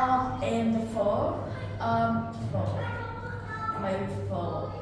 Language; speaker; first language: English; non-native, learner; Vietnamese